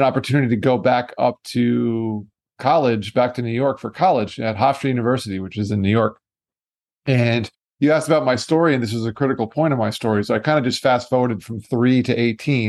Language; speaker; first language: English; native; English